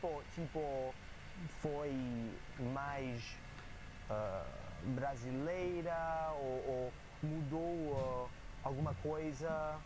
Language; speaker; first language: Portuguese; non-native, learner; English